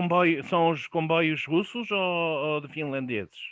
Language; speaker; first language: Portuguese; non-native, fluent; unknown